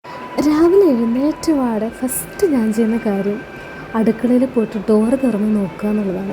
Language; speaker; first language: Malayalam; native; Malayalam